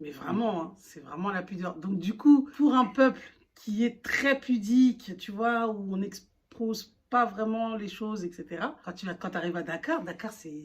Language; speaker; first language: French; early bilingual, other home language; Soninke